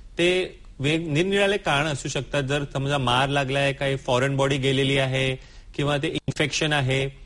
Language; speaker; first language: Marathi; non-native, local second language; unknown